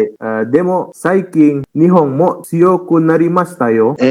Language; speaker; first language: Japanese; non-native, fluent; Indonesian